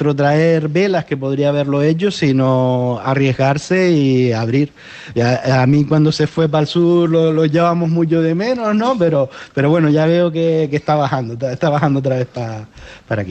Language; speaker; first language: Spanish; native; Spanish